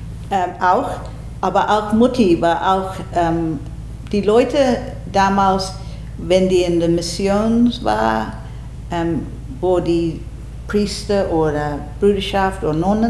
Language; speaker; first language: German; non-native, learner; English